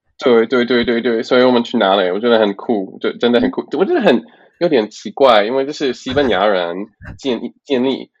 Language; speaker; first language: Chinese; non-native, learner; English